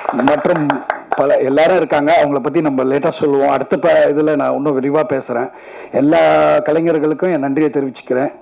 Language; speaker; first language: Tamil; native; Tamil